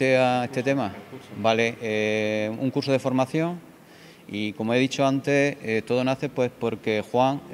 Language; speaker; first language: Spanish; native; Spanish